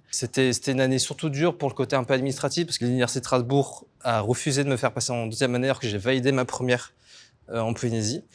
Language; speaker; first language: French; native; French